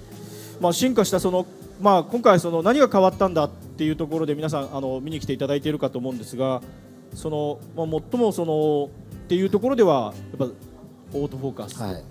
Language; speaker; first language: Japanese; native; Japanese